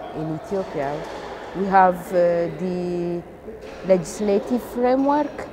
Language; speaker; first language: English; non-native, fluent; Amharic